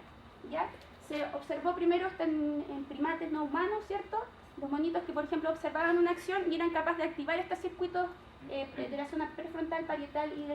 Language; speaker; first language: Spanish; native; Spanish